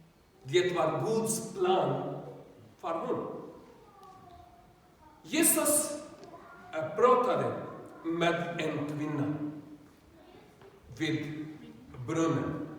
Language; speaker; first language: Swedish; non-native, learner; Urdu